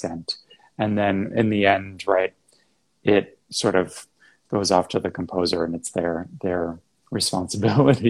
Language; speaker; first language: English; native; English